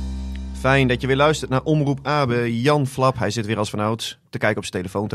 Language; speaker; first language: Dutch; native; Dutch